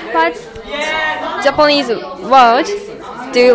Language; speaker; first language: English; non-native, learner; Japanese